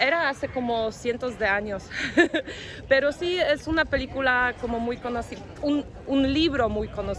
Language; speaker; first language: Spanish; non-native, fluent; Polish